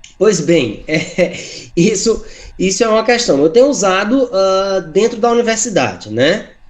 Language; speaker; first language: Portuguese; native; Portuguese